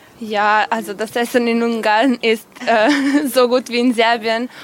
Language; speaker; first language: German; non-native, fluent; Serbian